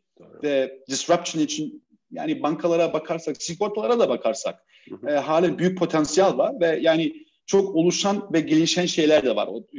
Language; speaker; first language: Turkish; early bilingual, heritage; Turkish